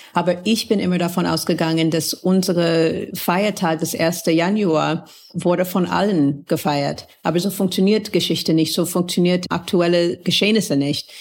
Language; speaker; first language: German; non-native, fluent; English